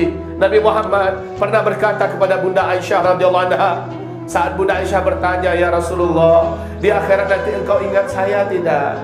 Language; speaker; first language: Indonesian; native; Indonesian